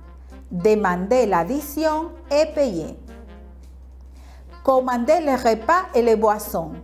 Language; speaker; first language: French; non-native, fluent; Spanish